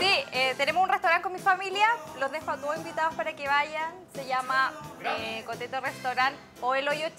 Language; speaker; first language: Spanish; native; Spanish